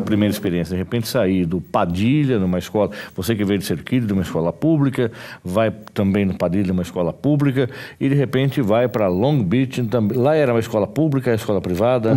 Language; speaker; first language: Portuguese; native; Portuguese